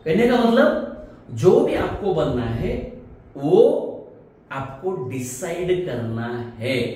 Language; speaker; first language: Hindi; non-native, local second language; Marathi